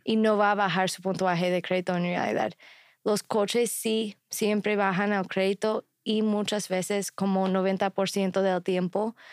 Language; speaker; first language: Spanish; non-native, fluent; English